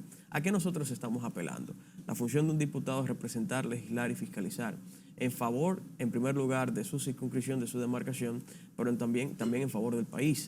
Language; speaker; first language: Spanish; native; Spanish